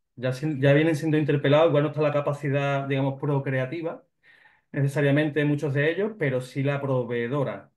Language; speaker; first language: Spanish; native; Spanish